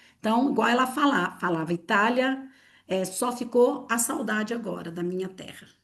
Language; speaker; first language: Portuguese; early bilingual, other home language; Italian